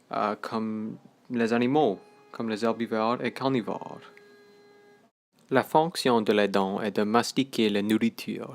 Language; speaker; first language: French; non-native, local second language; English